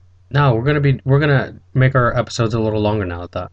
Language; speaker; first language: English; early bilingual, other home language; Spanish